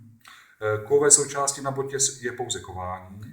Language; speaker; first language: Czech; native; Czech